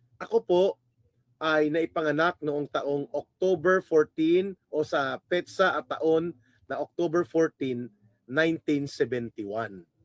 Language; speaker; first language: Filipino; non-native, local second language; Hiligaynon